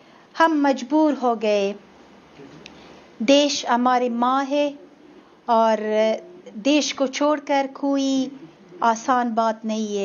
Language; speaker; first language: Hindi; non-native, fluent; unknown